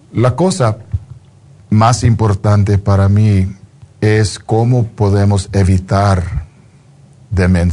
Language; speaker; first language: Spanish; non-native, fluent; English